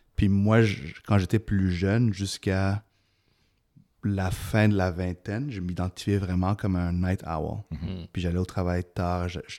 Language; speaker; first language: French; early bilingual, other home language; Arabic